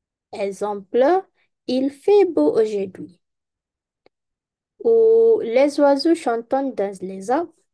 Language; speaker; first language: French; non-native, learner; Malay